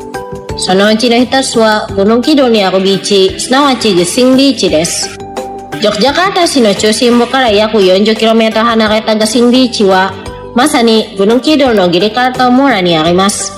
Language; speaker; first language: Japanese; non-native, fluent; Indonesian